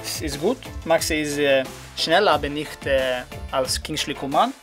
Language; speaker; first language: German; non-native, learner; Dutch